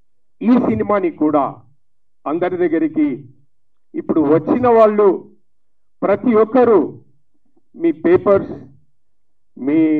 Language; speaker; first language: Telugu; native; Telugu